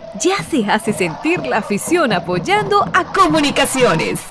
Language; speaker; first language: Spanish; native; Spanish